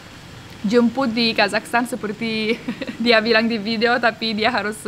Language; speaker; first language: Indonesian; non-native, fluent; Romanian